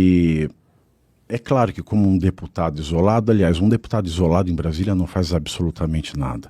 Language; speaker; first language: Portuguese; native; Portuguese